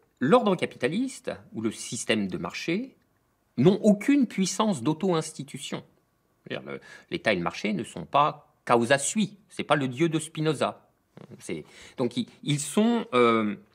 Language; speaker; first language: French; native; French